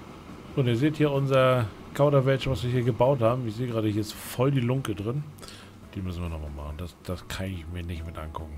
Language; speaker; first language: German; native; German